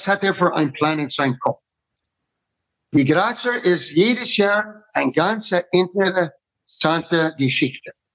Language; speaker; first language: German; non-native, fluent; English